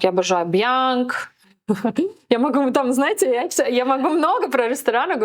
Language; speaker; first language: Russian; non-native, local second language; Latvian